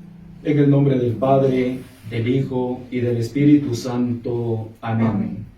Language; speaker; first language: Spanish; native; Spanish